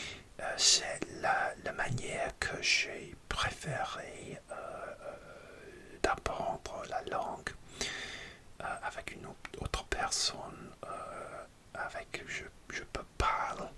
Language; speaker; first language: French; non-native, learner; English